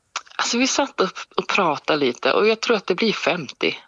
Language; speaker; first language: Swedish; native; Swedish